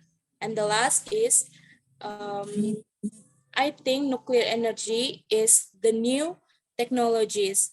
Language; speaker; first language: English; non-native, learner; Indonesian